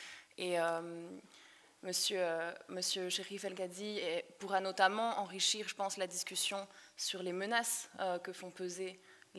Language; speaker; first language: French; native; French